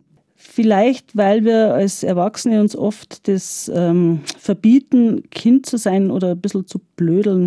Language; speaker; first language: German; native; German